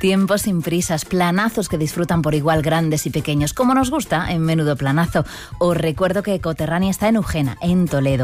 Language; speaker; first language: Spanish; native; Spanish